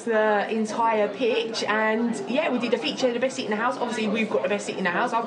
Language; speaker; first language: English; native; English